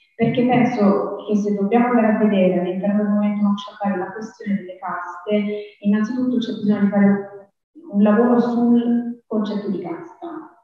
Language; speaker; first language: Italian; native; Italian